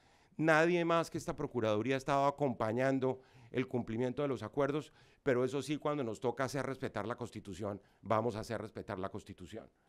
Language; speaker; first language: Spanish; native; Spanish